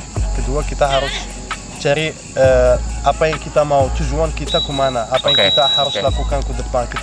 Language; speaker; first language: Indonesian; non-native, fluent; Arabic